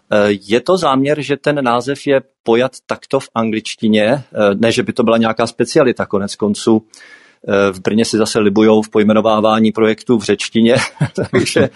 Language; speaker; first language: Czech; native; Czech